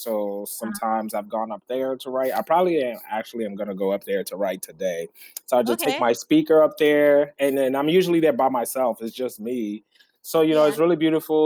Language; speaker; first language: English; early bilingual, other home language; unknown